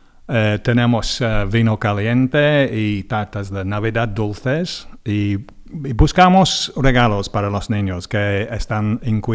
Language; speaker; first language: Spanish; non-native, learner; English